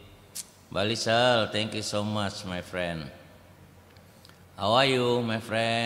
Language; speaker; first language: English; non-native, learner; Indonesian